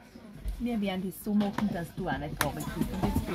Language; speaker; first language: German; native; German